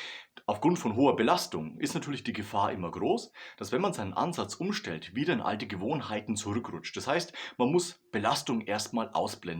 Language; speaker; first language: German; native; German